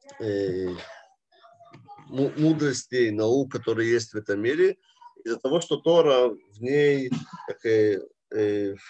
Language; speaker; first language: Russian; early bilingual, heritage; Russian